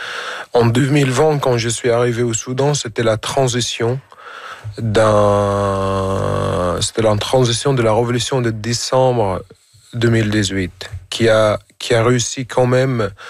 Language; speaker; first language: French; non-native, fluent; Arabic